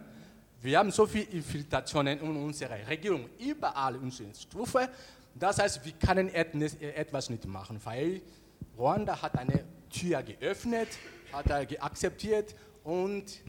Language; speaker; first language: German; non-native, learner; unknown